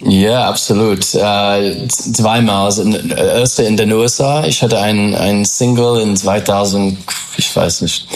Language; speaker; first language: German; non-native, fluent; English